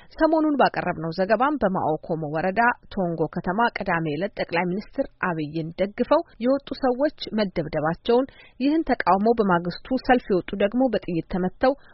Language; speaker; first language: Amharic; native; Amharic